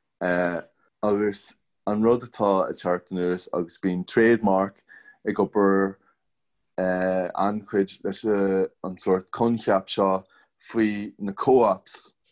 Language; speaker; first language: Irish; non-native, local second language; English